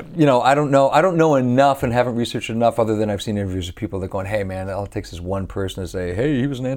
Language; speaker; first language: English; native; English